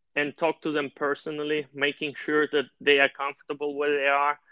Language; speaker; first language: English; non-native, fluent; Russian